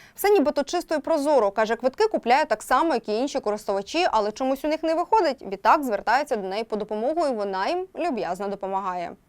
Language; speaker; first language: Ukrainian; native; Ukrainian